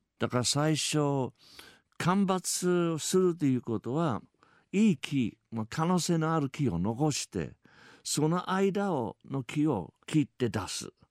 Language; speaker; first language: Japanese; non-native, fluent; English